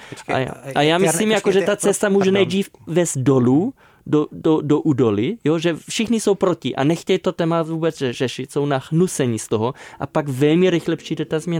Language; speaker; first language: Czech; non-native, fluent; German